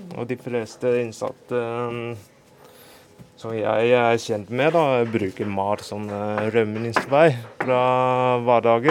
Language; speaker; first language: Norwegian; non-native, fluent; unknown